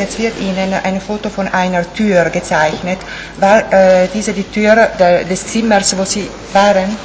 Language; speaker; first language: German; non-native, fluent; Italian